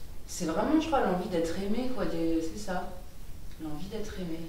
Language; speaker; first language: French; native; French